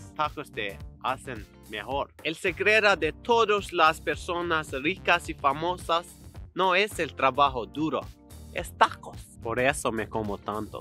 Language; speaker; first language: Spanish; non-native, learner; English